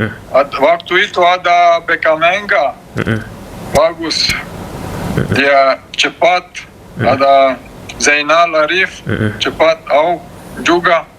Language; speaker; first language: Indonesian; non-native, learner; Romanian